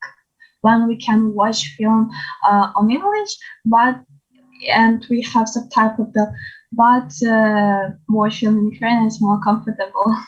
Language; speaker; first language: English; non-native, learner; Ukrainian